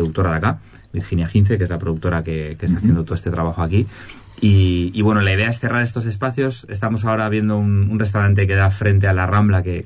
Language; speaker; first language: Spanish; native; Spanish